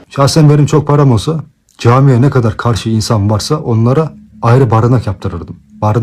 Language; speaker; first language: Turkish; native; Turkish